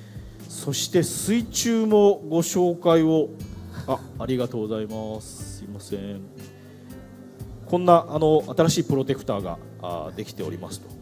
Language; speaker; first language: Japanese; native; Japanese